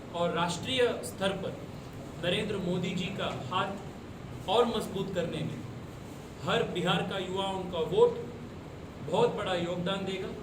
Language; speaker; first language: Hindi; non-native, local second language; Kannada